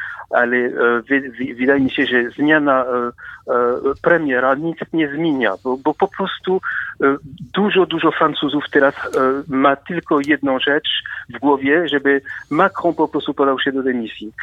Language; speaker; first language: Polish; non-native, fluent; French